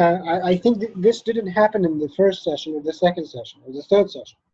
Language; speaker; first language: English; non-native, fluent; Arabic